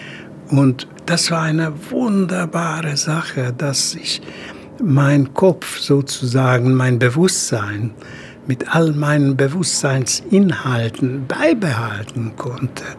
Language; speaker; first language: German; non-native, fluent; Hungarian